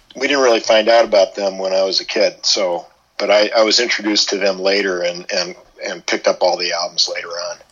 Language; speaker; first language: English; native; English